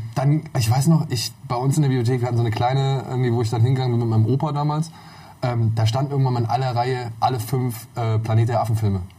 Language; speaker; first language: German; native; German